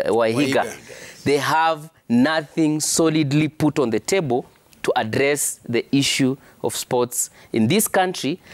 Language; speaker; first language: English; non-native, local second language; Swahili